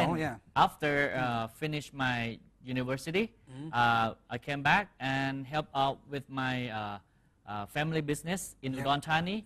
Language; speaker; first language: English; non-native, fluent; Thai